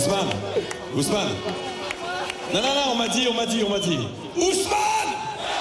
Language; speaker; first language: French; native; French